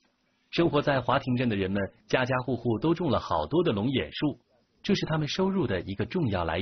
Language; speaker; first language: Chinese; native; Chinese